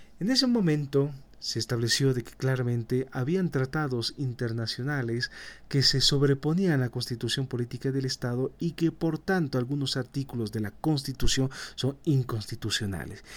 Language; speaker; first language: Spanish; native; Spanish